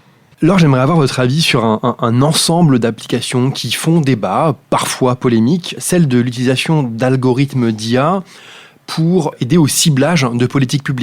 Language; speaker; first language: French; native; French